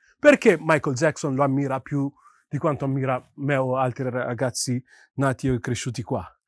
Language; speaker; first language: Italian; early bilingual, other home language; Yoruba